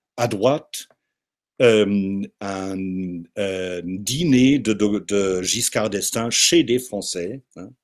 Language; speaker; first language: French; non-native, fluent; German